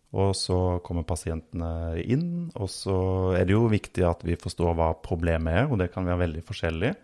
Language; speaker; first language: Norwegian; native; Norwegian